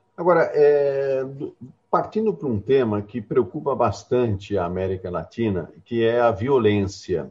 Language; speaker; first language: Portuguese; native; Portuguese